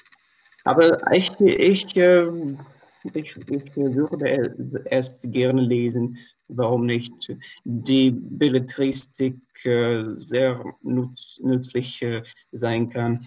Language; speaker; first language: German; non-native, learner; Russian